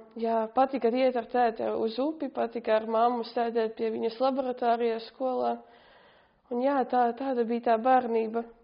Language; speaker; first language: Latvian; native; Latvian